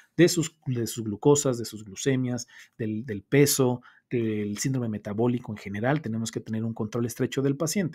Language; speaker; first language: Spanish; native; Spanish